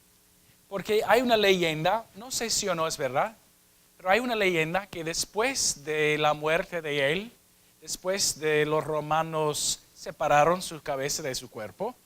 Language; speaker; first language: Spanish; non-native, fluent; English